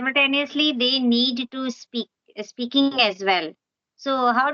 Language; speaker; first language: English; non-native, local second language; Hindi